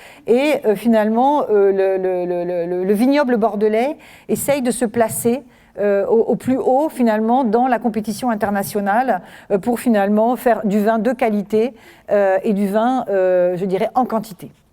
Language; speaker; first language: French; native; French